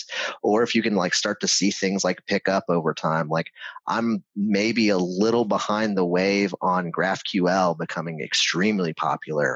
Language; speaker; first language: English; native; English